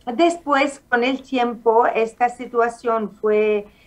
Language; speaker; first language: Spanish; non-native, fluent; Arabic